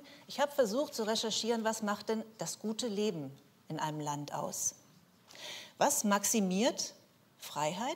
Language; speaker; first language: German; native; German